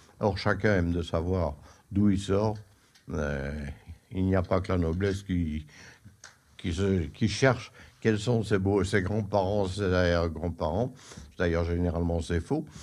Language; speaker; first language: French; native; French